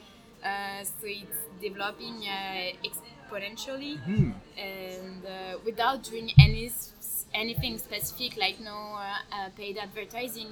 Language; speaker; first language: English; non-native, fluent; French